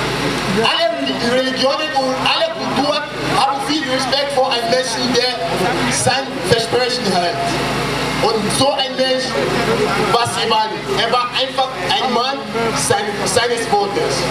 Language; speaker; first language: German; non-native, fluent; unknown